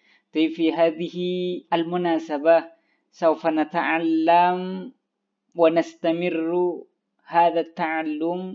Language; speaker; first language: Arabic; non-native, fluent; Indonesian